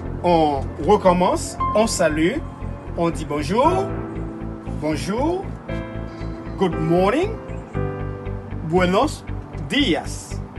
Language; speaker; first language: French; non-native, local second language; Haitian Creole